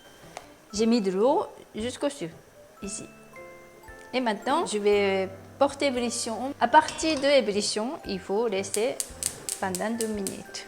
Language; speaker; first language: French; non-native, fluent; Japanese